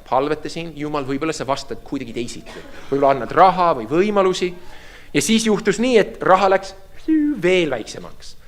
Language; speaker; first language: Estonian; early bilingual, heritage; Estonian